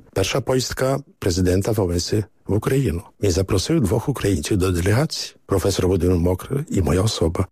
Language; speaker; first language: Ukrainian; early bilingual, heritage; Ukrainian